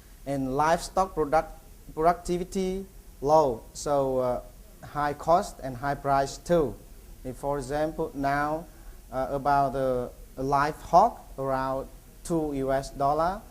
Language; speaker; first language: English; non-native, learner; Vietnamese